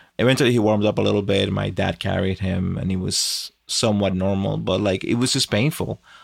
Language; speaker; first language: English; non-native, fluent; Spanish